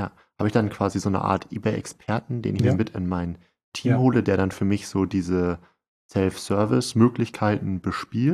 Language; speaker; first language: German; native; German